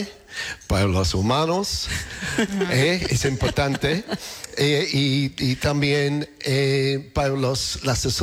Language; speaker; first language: Spanish; non-native, learner; English